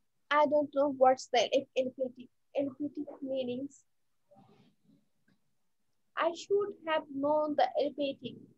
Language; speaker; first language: English; non-native, learner; Bangla